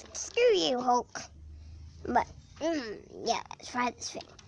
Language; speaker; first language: English; native; English